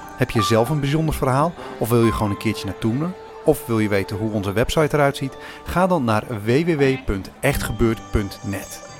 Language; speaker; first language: Dutch; native; Dutch